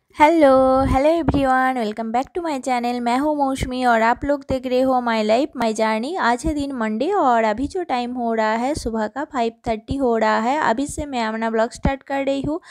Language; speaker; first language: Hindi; non-native, local second language; Bangla